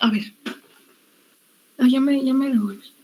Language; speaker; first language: Spanish; native; Spanish